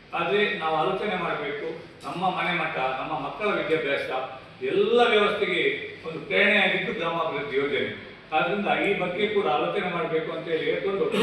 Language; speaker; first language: Kannada; native; Kannada